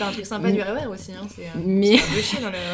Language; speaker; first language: French; native; French